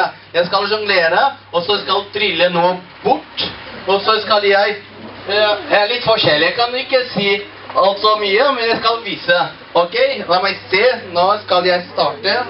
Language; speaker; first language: Norwegian; non-native, learner; Portuguese